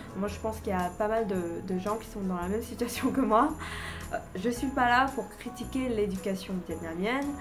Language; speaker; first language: French; non-native, fluent; Vietnamese